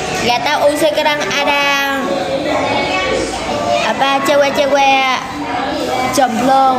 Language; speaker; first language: Indonesian; non-native, learner; Vietnamese